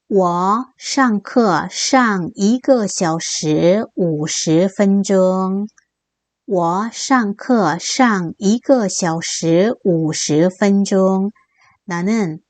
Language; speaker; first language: Chinese; non-native, fluent; Korean